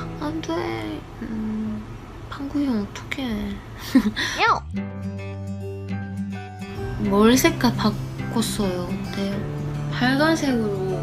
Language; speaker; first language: Korean; non-native, learner; Japanese